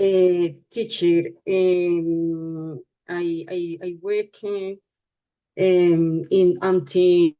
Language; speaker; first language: English; non-native, learner; Spanish